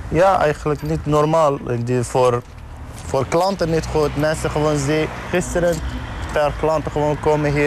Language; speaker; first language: Dutch; non-native, learner; Arabic